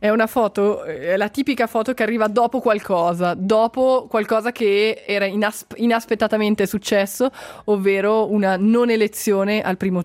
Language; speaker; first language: Italian; native; Italian